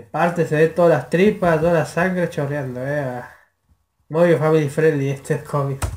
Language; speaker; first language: Spanish; native; Spanish